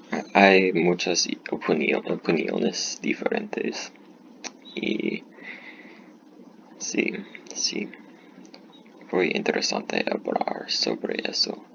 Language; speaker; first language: Spanish; non-native, learner; English